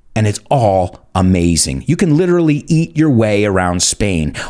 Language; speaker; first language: English; early bilingual, other home language; Spanish